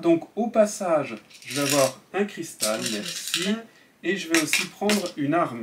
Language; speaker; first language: French; native; French